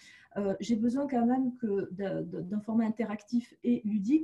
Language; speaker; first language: French; native; French